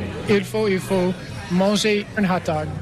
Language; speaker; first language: French; non-native, learner; English